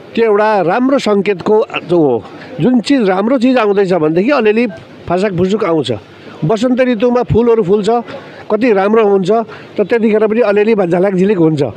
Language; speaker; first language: Nepali; native; Nepali